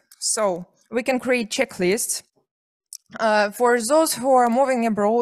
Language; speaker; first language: English; non-native, fluent; Belarusian